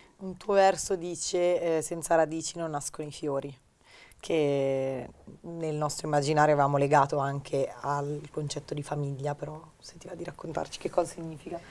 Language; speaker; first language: Italian; native; Italian